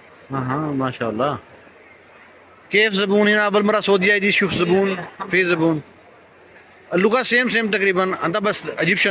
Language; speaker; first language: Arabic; non-native, learner; Urdu